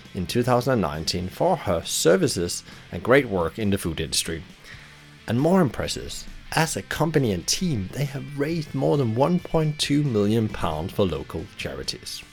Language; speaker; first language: English; native; English